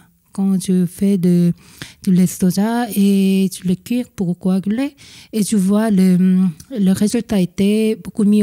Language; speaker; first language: French; non-native, fluent; Korean